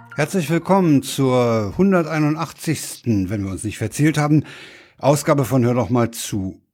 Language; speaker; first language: German; native; German